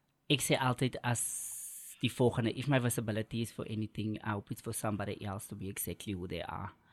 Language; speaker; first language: English; non-native, local second language; Afrikaans